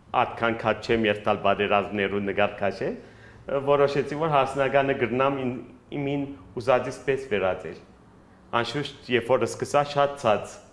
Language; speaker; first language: Armenian; early bilingual, heritage; Armenian